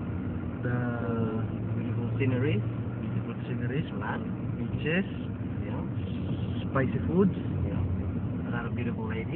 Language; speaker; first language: English; non-native, local second language; Filipino